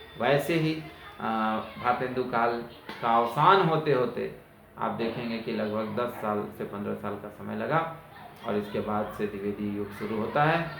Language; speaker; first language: Hindi; native; Hindi